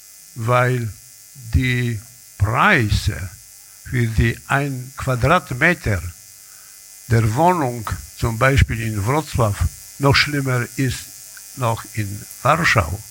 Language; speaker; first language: German; non-native, learner; Polish